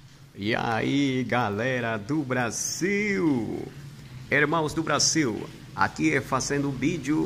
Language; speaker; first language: Portuguese; non-native, fluent; Spanish